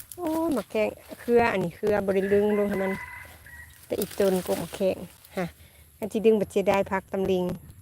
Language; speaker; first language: Thai; native; Thai